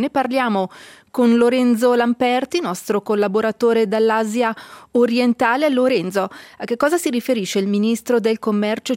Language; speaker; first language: Italian; native; Italian